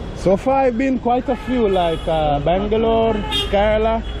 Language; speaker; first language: English; native; English